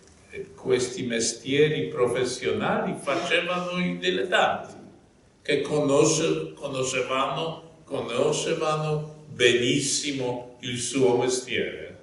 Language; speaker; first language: Italian; non-native, fluent; Polish